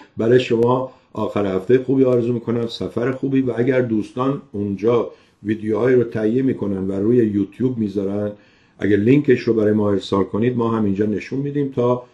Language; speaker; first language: Persian; native; Persian